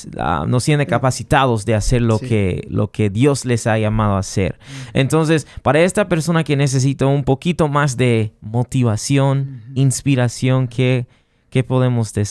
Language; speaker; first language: Spanish; non-native, fluent; English